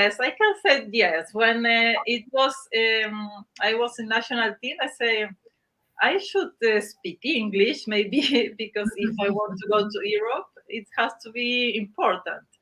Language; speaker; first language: English; non-native, learner; Spanish